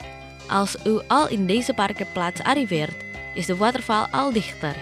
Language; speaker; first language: Dutch; non-native, fluent; Indonesian